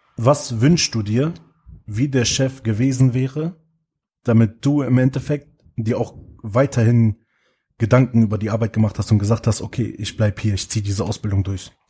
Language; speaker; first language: German; native; German